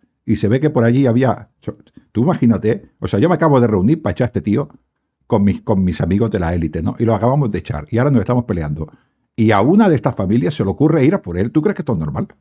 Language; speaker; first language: Spanish; native; Spanish